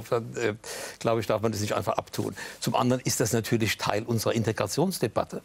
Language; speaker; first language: German; native; German